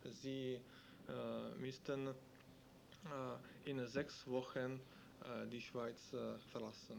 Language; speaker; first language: German; non-native, learner; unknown